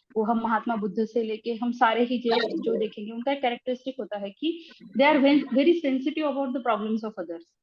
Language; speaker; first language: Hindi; non-native, local second language; Marathi